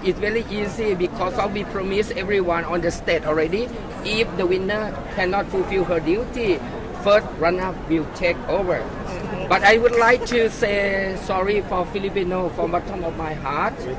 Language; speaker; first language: English; non-native, learner; Thai